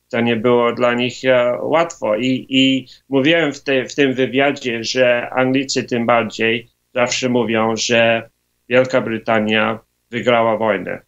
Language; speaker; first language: Polish; early bilingual, heritage; Polish